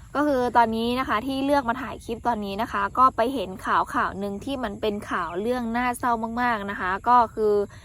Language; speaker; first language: Thai; non-native, fluent; Shan